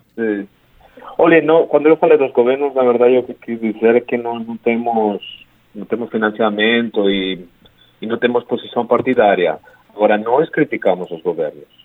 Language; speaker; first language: Portuguese; non-native, fluent; Spanish